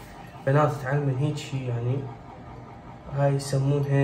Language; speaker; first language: Arabic; native; Arabic